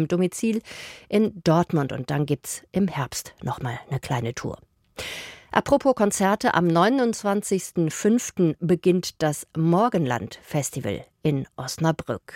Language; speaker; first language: German; native; German